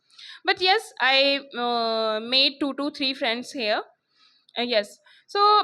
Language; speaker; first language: English; non-native, local second language; Hindi